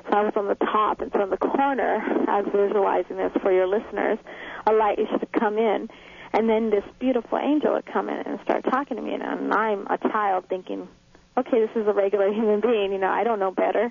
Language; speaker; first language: English; native; English